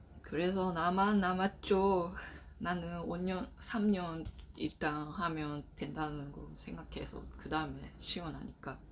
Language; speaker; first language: Korean; non-native, learner; Japanese